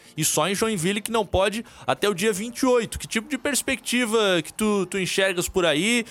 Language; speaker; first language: Portuguese; native; Portuguese